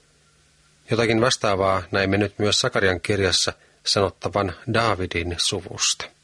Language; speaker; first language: Finnish; native; Finnish